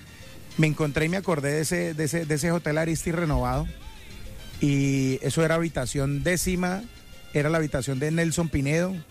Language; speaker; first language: Spanish; native; Spanish